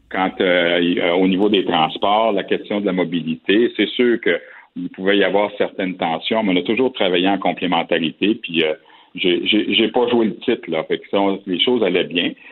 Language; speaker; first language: French; native; French